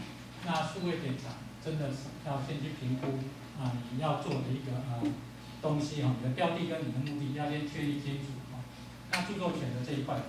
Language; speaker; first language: Chinese; native; Chinese